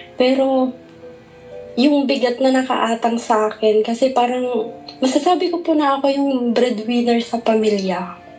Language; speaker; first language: Filipino; non-native, local second language; Iloko